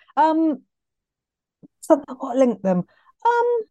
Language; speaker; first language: English; native; English